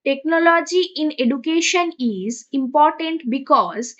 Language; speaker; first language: English; non-native, local second language; Bangla